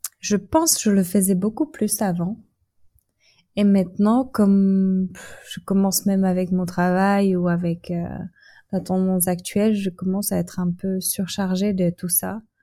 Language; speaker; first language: French; non-native, fluent; Czech